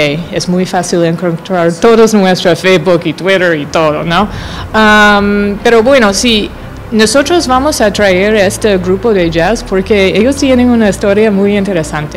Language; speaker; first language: Spanish; non-native, fluent; English